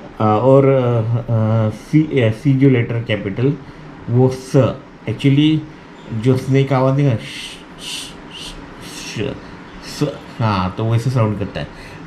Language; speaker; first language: Hindi; non-native, local second language; Marathi